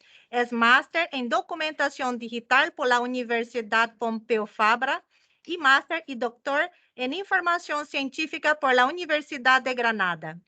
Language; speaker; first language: Spanish; non-native, fluent; Portuguese